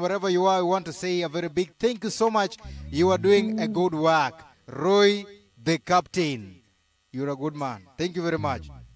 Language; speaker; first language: English; non-native, local second language; Luo (Kenya and Tanzania)